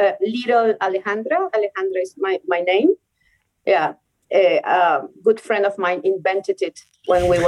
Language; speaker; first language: English; non-native, fluent; Spanish